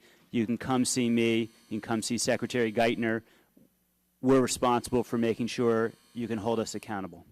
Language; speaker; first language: English; native; English